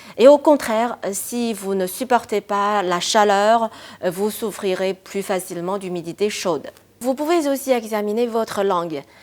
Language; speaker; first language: French; non-native, fluent; Chinese